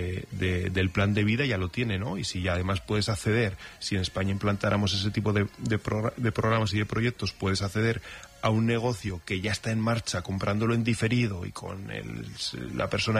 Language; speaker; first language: Spanish; native; Spanish